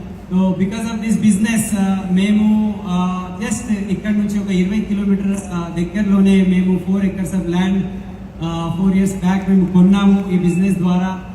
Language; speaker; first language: Telugu; non-native, local second language; Hindi